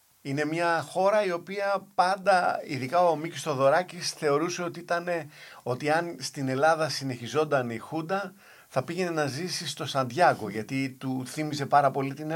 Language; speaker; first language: Greek; native; Greek